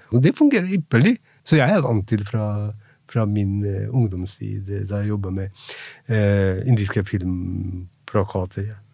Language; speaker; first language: Norwegian; non-native, fluent; Punjabi